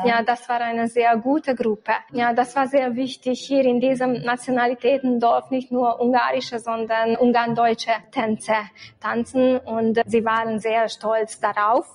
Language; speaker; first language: German; non-native, local second language; Hungarian